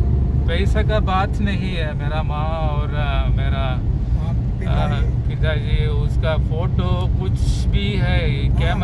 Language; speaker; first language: Hindi; non-native, local second language; Malayalam